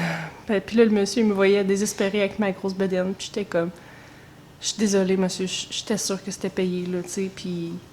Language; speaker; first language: French; native; French